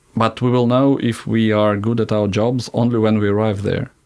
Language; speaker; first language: English; non-native, fluent; Russian